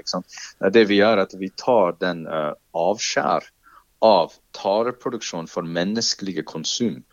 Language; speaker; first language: Norwegian; non-native, fluent; English